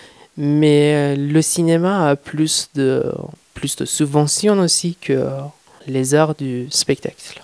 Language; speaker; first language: French; non-native, fluent; Persian